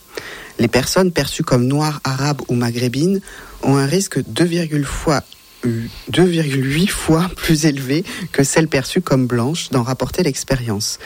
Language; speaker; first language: French; native; French